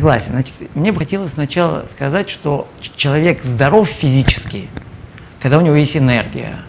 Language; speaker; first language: Russian; native; Russian